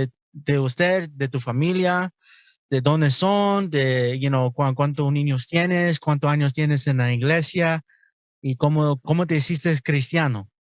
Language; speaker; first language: Spanish; non-native, learner; English